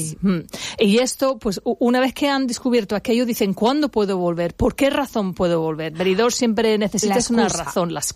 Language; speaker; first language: Spanish; non-native, fluent; English